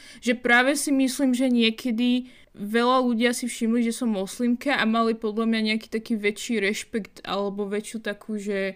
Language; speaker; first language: Slovak; non-native, fluent; Arabic